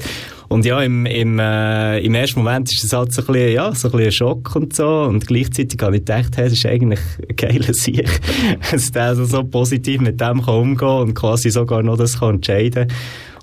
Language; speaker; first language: German; native; German